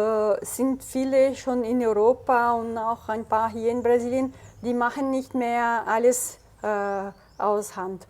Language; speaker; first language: German; early bilingual, heritage; German